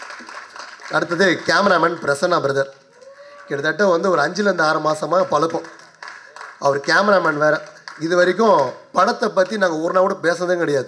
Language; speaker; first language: Tamil; native; Tamil